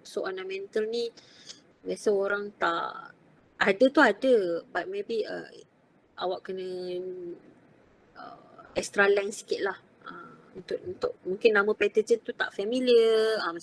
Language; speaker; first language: Malay; native; Malay